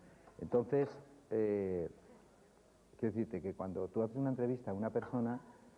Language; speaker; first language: Spanish; native; Spanish